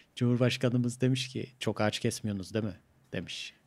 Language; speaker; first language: Turkish; native; Turkish